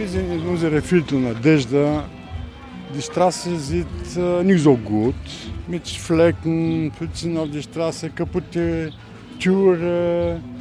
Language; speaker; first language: German; non-native, fluent; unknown